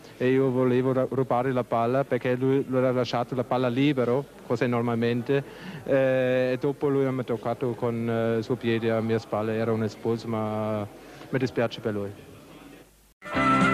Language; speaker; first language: Italian; non-native, fluent; German